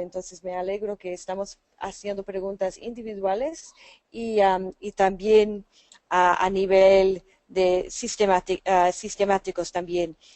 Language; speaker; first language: Spanish; non-native, fluent; English